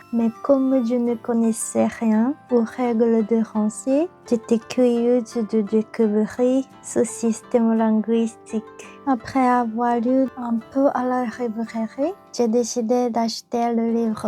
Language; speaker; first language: French; non-native, learner; Japanese